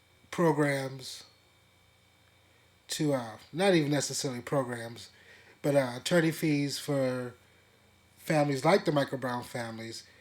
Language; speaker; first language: English; native; English